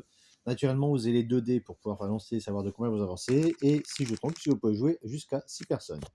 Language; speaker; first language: French; native; French